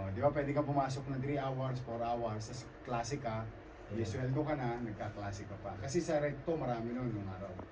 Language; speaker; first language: Filipino; native; Filipino